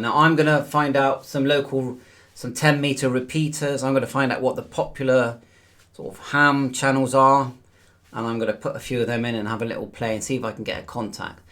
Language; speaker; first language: English; native; English